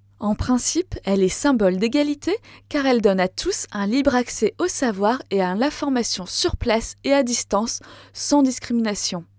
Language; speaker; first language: French; native; French